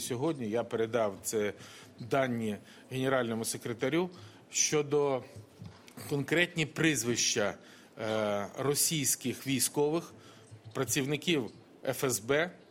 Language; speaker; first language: Ukrainian; non-native, local second language; Russian